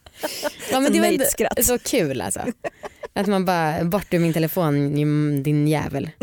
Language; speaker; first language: Swedish; native; Swedish